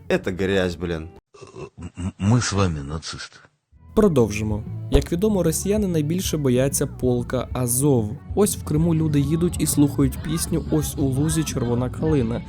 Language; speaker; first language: Ukrainian; non-native, local second language; Russian